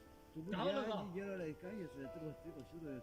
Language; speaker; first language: Chinese; native; Chinese